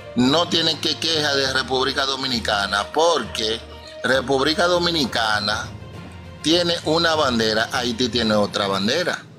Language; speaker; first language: Spanish; non-native, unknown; Haitian Creole